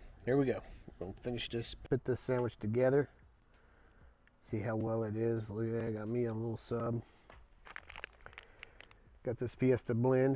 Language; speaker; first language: English; native; English